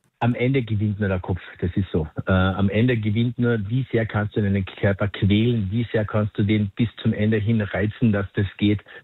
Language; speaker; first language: German; native; German